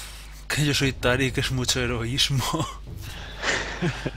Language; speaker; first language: Spanish; native; Spanish